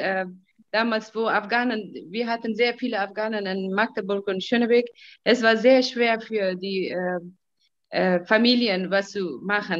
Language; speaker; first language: German; non-native, fluent; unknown